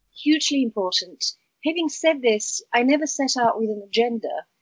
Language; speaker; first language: English; early bilingual, other home language; Bulgarian